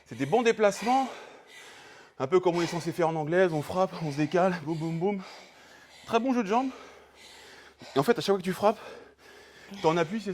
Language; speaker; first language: French; native; French